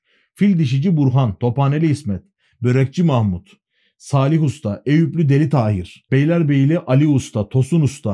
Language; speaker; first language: Turkish; native; Turkish